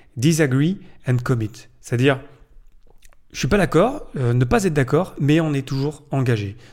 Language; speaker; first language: French; native; French